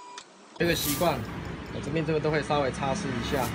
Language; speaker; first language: Chinese; native; Chinese